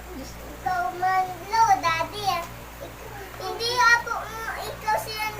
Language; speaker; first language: Filipino; non-native, local second language; Cebuano